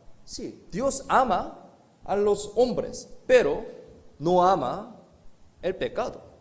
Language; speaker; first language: Spanish; non-native, fluent; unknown